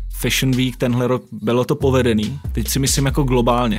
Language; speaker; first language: Czech; native; Czech